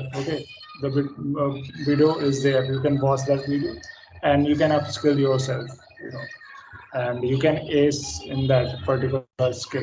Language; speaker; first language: English; non-native, fluent; Hindi